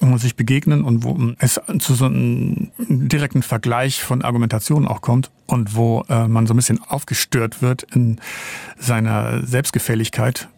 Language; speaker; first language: German; native; German